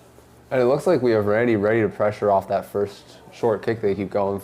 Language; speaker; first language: English; native; English